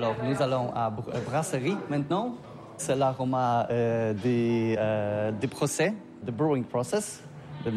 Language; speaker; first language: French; non-native, learner; Polish